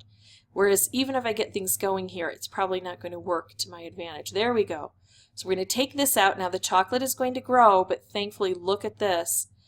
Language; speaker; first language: English; native; English